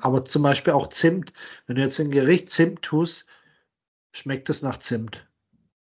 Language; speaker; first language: German; native; German